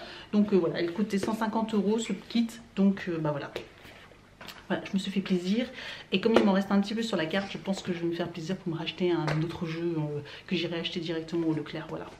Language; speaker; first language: French; native; French